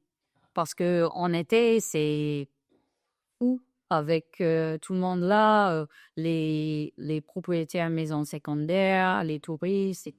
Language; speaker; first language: French; non-native, fluent; English